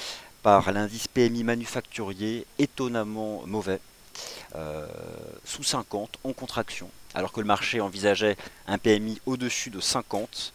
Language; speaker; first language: French; native; French